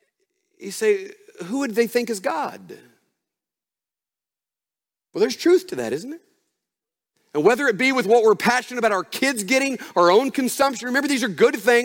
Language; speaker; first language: English; native; English